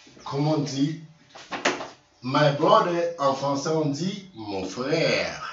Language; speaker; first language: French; non-native, local second language; Haitian Creole